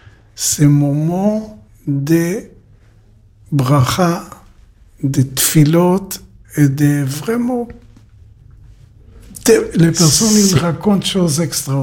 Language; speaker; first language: French; non-native, learner; Hebrew